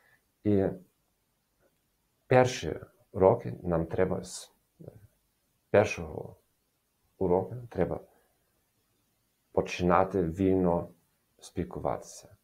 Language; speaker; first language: Ukrainian; non-native, learner; German